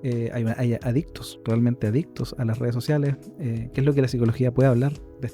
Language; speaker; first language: Spanish; native; Spanish